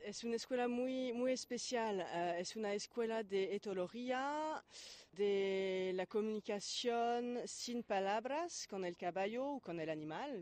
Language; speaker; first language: Spanish; non-native, fluent; French